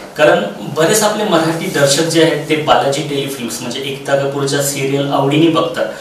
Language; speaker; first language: Marathi; native; Marathi